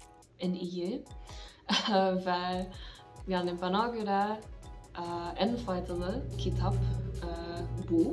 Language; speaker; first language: Turkish; non-native, learner; English